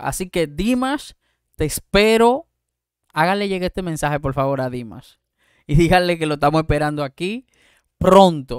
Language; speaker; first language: Spanish; native; Spanish